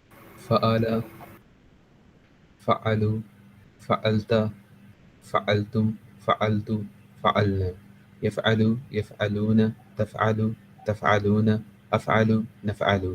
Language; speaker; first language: Arabic; non-native, learner; Urdu